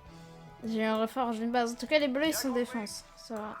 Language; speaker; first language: French; native; French